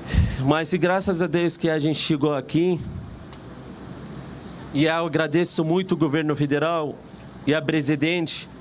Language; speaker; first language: Portuguese; non-native, fluent; Arabic